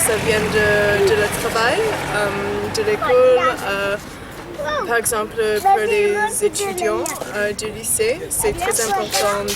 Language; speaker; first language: French; early bilingual, heritage; Chinese